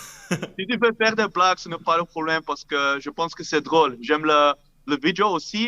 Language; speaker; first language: French; non-native, fluent; Dutch